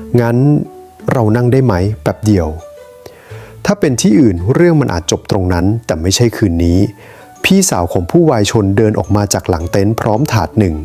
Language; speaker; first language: Thai; native; Thai